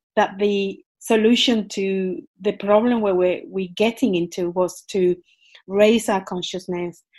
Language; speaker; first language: English; non-native, fluent; Spanish